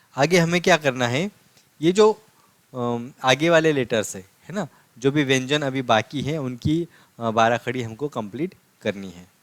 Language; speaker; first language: Hindi; non-native, local second language; Marathi